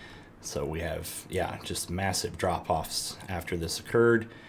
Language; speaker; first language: English; native; English